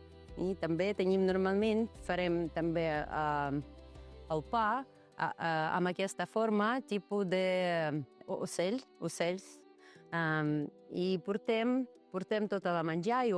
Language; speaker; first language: Catalan; non-native, learner; Ukrainian